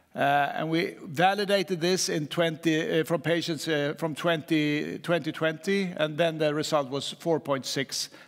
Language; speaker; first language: English; non-native, fluent; Swedish